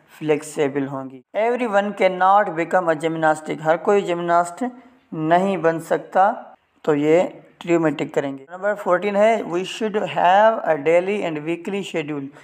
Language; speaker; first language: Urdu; non-native, local second language; Sindhi